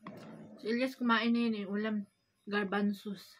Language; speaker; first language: Filipino; non-native, local second language; Cebuano